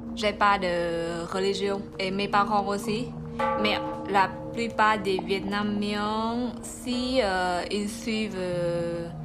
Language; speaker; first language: French; non-native, learner; Vietnamese